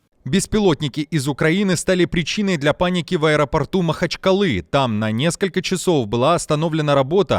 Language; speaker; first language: Russian; native; Russian